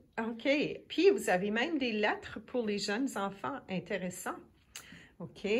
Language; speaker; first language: French; native; French